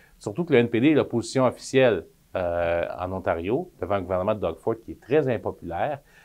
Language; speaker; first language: French; native; French